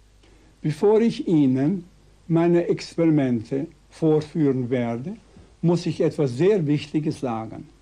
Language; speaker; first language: German; non-native, fluent; Swedish